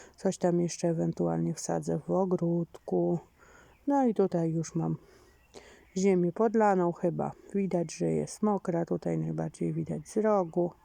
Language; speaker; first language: Polish; native; Polish